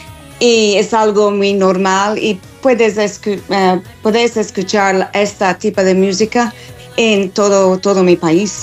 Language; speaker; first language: Spanish; non-native, fluent; English